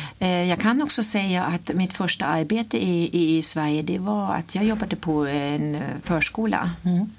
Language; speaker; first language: Swedish; non-native, fluent; German